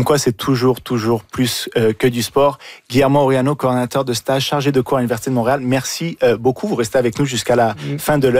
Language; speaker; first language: French; native; French